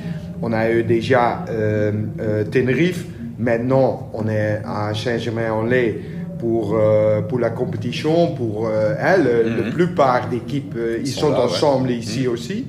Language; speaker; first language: French; non-native, learner; Dutch